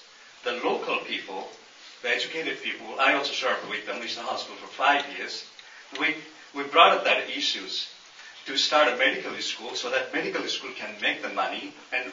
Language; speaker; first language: English; non-native, local second language; Nepali